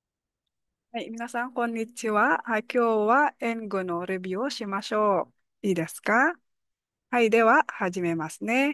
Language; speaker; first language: Japanese; non-native, fluent; Filipino